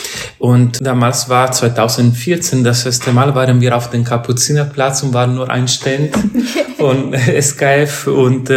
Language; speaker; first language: German; non-native, fluent; Italian